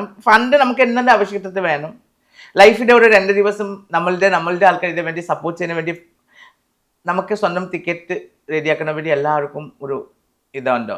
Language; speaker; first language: Malayalam; non-native, fluent; Assamese